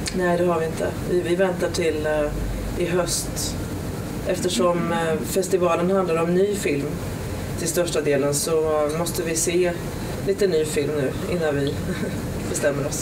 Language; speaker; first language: Swedish; native; Swedish